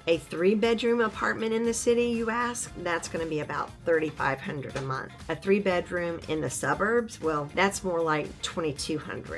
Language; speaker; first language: English; native; English